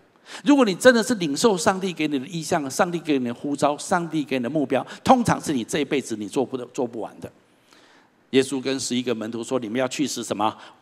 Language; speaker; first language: Chinese; native; Chinese